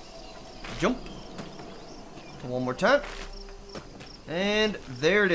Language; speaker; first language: English; native; English